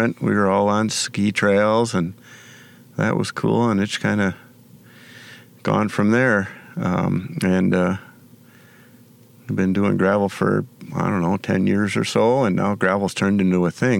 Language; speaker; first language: English; native; English